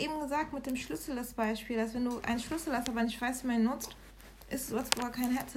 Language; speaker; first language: German; native; German